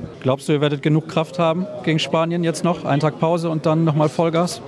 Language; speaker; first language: German; native; German